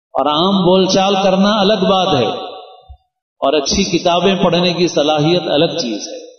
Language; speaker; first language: Urdu; native; Urdu